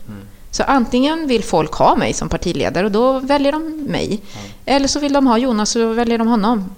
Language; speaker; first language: Swedish; early bilingual, other home language; Spanish